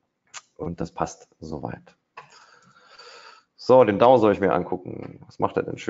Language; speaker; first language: German; native; German